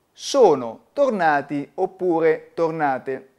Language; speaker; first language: Italian; native; Italian